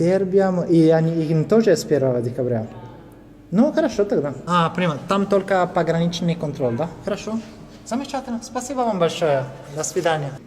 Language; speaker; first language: Russian; non-native, fluent; Italian